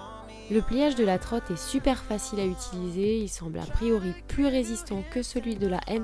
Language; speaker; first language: French; native; French